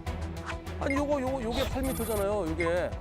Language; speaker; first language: Korean; native; Korean